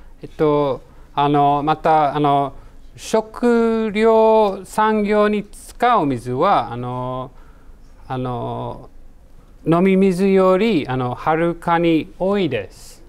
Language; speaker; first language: Japanese; non-native, learner; English